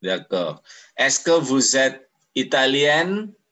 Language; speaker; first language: French; non-native, fluent; Indonesian